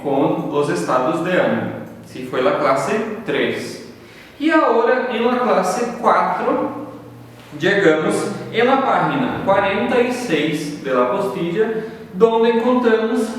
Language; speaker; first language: Spanish; non-native, fluent; Portuguese